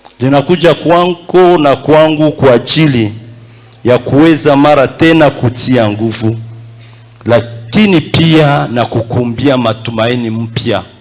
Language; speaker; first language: Swahili; native; Swahili